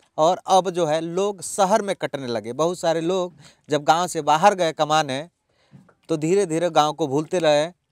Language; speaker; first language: Hindi; native; Hindi